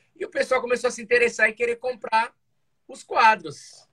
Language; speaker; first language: Portuguese; native; Portuguese